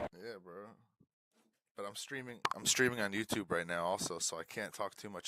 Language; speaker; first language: English; native; English